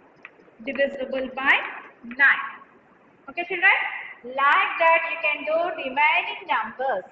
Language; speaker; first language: English; non-native, local second language; Telugu